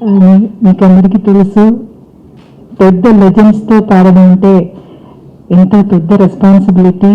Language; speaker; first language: Telugu; non-native, local second language; Malayalam